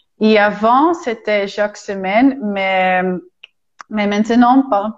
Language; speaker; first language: French; non-native, fluent; Dutch